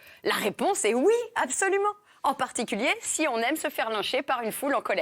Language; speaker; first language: French; native; French